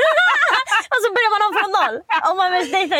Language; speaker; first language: Swedish; native; Swedish